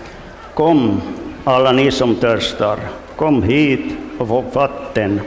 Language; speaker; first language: Swedish; non-native, local second language; Finnish